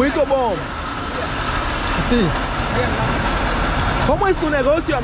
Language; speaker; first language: Spanish; non-native, learner; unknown